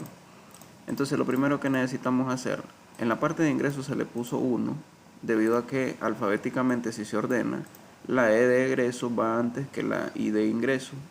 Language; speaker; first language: Spanish; native; Spanish